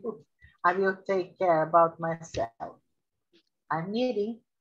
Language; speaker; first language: English; non-native, learner; Portuguese